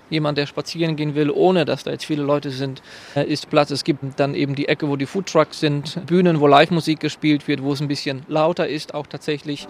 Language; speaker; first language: German; native; German